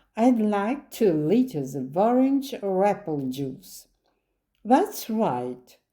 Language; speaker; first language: English; non-native, fluent; Ukrainian